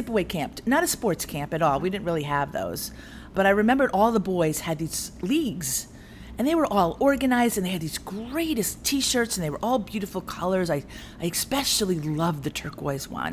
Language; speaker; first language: English; native; English